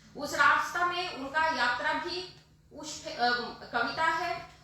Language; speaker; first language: Hindi; non-native, local second language; Bangla